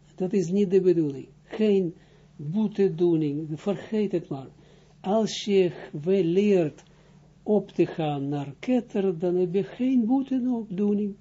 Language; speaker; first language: Dutch; non-native, fluent; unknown